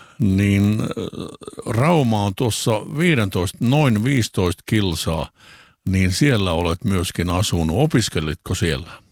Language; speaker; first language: Finnish; native; Finnish